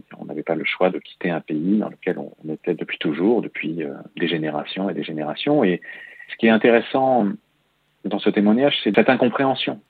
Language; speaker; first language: French; native; French